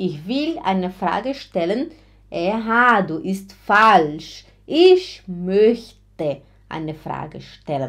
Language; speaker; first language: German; non-native, fluent; Portuguese